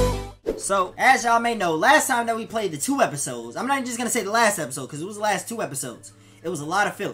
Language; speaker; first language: English; native; English